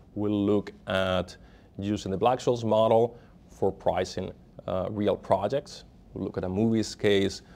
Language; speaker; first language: English; non-native, fluent; Spanish